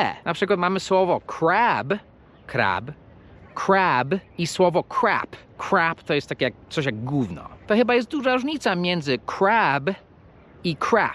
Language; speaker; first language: Polish; non-native, fluent; English